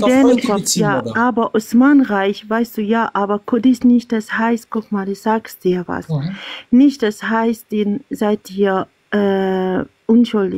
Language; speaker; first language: German; non-native, learner; Arabic